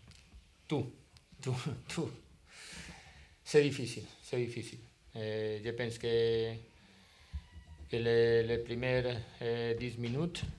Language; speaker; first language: French; non-native, learner; Spanish